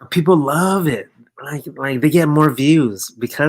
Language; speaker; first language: English; native; English